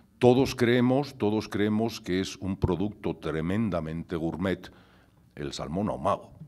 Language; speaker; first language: Spanish; native; Spanish